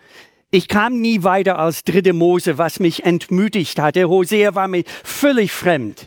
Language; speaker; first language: German; native; German